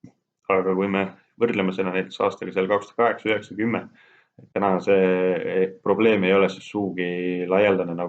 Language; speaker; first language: Estonian; native; Estonian